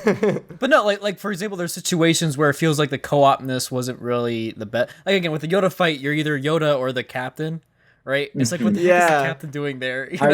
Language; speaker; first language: English; native; English